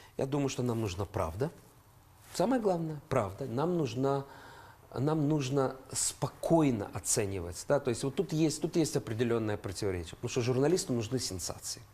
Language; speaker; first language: Russian; non-native, local second language; Ukrainian